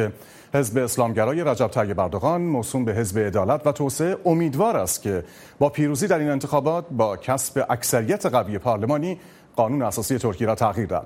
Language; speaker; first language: Persian; native; Persian